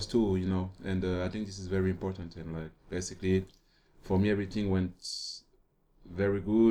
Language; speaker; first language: English; non-native, fluent; French